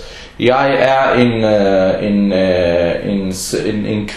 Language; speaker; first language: Danish; non-native, fluent; Arabic